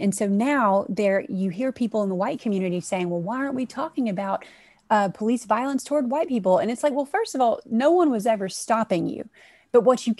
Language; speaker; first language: English; native; English